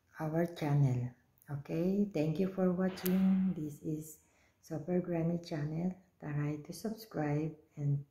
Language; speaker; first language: English; non-native, local second language; Filipino